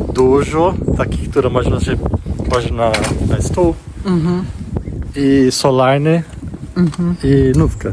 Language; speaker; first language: Polish; non-native, learner; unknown